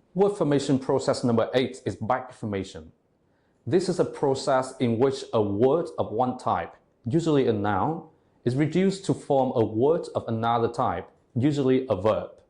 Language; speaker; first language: English; non-native, fluent; Vietnamese